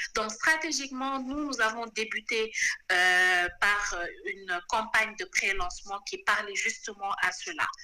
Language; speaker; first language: French; non-native, local second language; Wolof